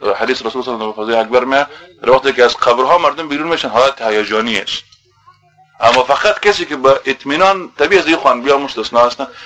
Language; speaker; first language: Persian; native; Persian